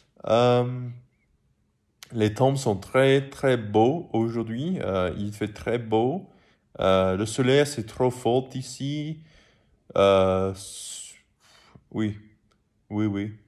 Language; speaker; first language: French; non-native, learner; English